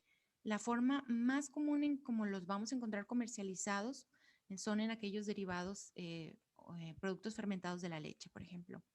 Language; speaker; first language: Spanish; native; Spanish